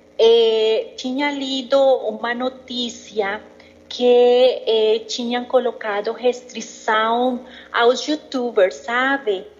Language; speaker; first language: Portuguese; non-native, learner; Spanish